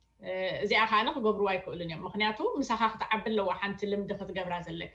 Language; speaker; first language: Tigrinya; native; Tigrinya